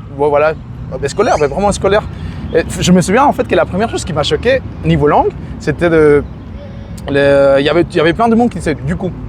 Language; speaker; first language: French; non-native, fluent; Spanish